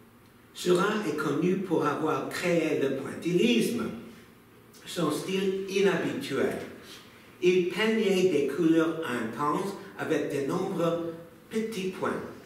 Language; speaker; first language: French; non-native, fluent; English